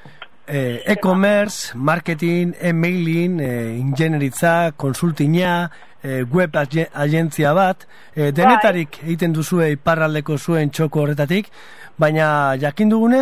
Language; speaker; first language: Basque; native; Basque